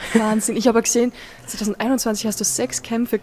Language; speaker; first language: German; native; German